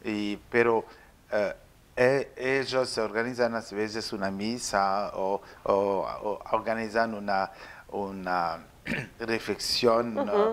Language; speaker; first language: Spanish; non-native, learner; French